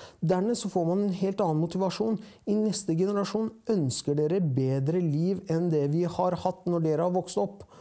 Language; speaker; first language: Norwegian; early bilingual, other home language; Persian